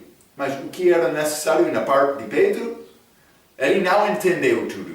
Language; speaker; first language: Portuguese; non-native, fluent; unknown